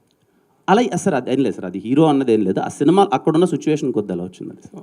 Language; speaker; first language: Telugu; native; Telugu